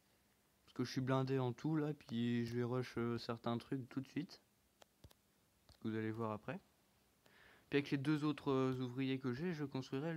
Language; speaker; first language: French; native; French